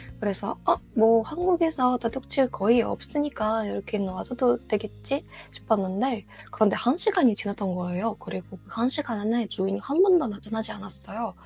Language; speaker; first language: Korean; non-native, fluent; Russian